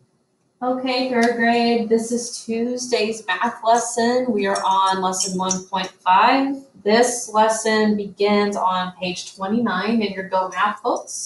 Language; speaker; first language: English; native; English